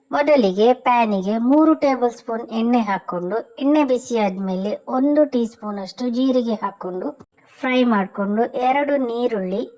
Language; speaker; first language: Kannada; native; Kannada